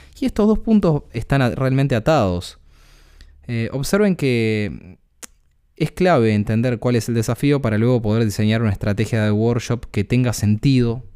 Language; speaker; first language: Spanish; native; Spanish